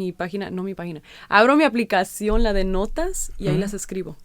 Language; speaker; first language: Spanish; early bilingual, heritage; Spanish